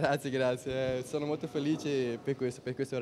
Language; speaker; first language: Italian; non-native, learner; Portuguese